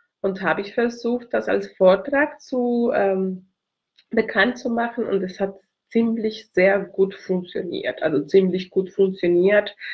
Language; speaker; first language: German; non-native, fluent; Spanish